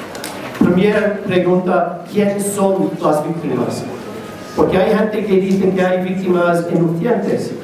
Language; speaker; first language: Spanish; non-native, learner; English